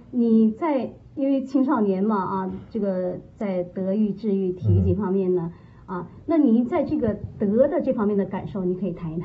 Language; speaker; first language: Chinese; native; Chinese